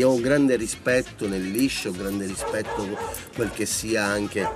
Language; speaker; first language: Italian; native; Italian